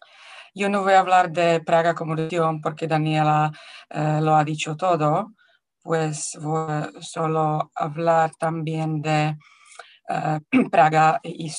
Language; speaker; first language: Spanish; non-native, fluent; Czech